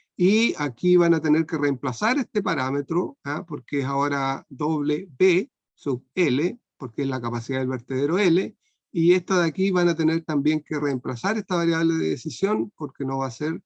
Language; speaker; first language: Spanish; non-native, fluent; Portuguese